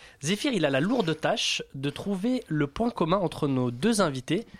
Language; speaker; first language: French; native; French